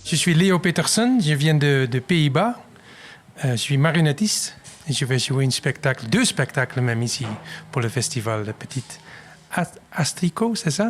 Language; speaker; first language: French; non-native, learner; Dutch